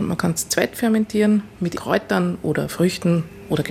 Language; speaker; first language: German; native; German